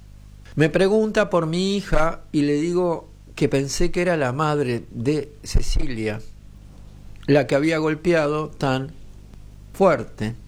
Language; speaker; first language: Spanish; native; Spanish